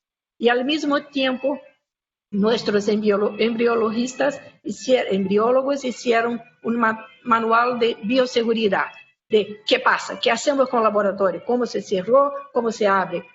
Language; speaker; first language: Spanish; non-native, fluent; Portuguese